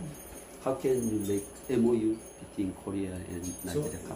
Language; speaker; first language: English; non-native, learner; Korean